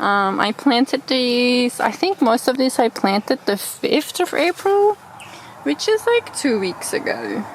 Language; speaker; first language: English; non-native, fluent; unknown